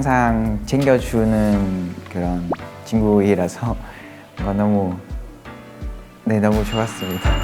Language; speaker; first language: Korean; non-native, fluent; Vietnamese